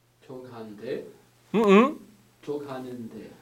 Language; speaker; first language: Korean; non-native, learner; English